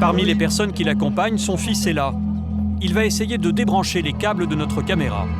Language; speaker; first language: French; native; French